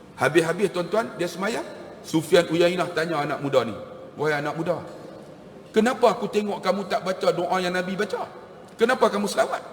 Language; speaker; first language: Malay; native; Malay